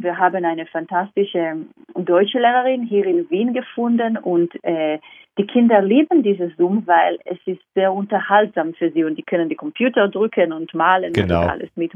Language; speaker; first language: German; non-native, fluent; Hebrew